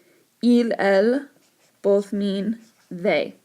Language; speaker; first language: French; non-native, fluent; English